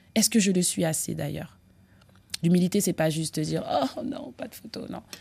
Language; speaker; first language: French; native; French